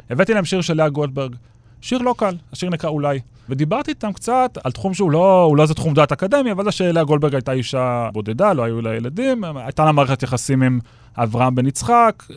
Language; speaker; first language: Hebrew; native; Hebrew